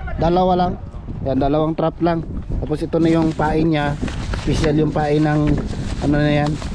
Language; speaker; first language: Filipino; non-native, local second language; Cebuano